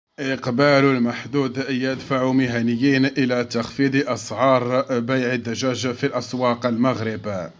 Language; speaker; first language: Arabic; native; Arabic